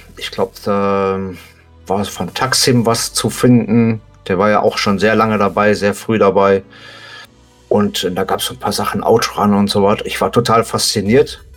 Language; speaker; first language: German; native; German